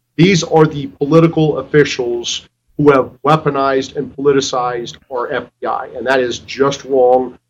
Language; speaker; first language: English; native; English